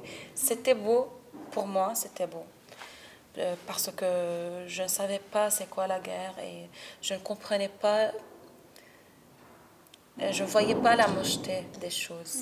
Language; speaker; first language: French; non-native, local second language; Arabic